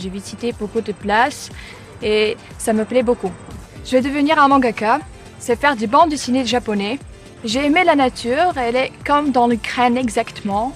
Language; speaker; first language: French; non-native, fluent; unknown